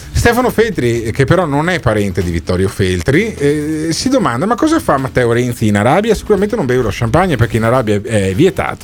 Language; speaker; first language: Italian; native; Italian